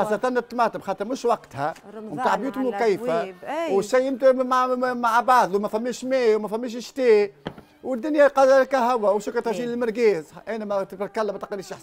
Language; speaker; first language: Arabic; native; Arabic